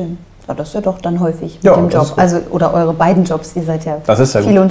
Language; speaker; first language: German; native; German